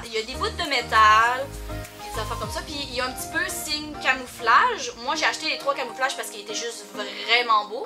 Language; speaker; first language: French; native; French